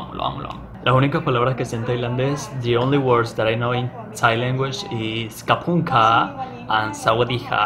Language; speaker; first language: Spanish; native; Spanish